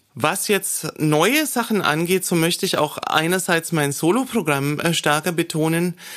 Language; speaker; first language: German; native; German